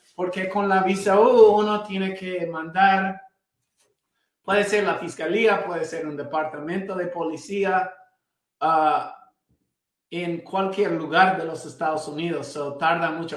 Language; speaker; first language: Spanish; non-native, fluent; English